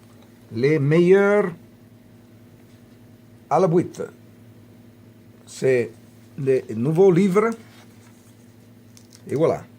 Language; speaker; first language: French; non-native, fluent; Italian